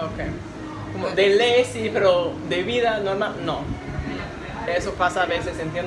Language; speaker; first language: Spanish; non-native, learner; English